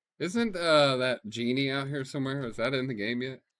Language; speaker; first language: English; native; English